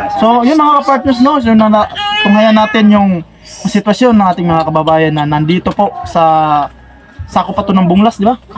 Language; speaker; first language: Filipino; non-native, local second language; Cebuano